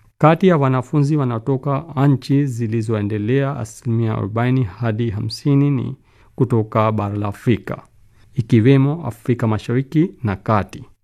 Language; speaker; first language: Swahili; non-native, fluent; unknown